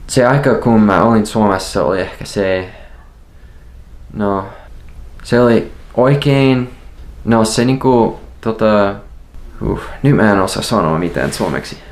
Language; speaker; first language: Finnish; non-native, fluent; English